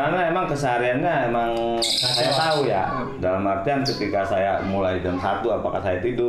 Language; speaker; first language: Indonesian; non-native, local second language; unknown